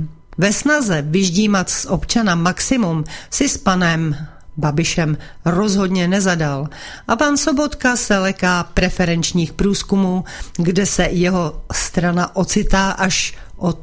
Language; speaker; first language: Czech; native; Czech